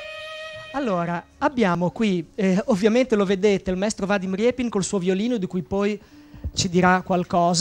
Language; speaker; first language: Italian; native; Italian